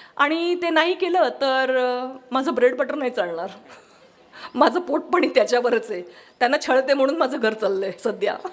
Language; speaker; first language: Marathi; non-native, local second language; Kannada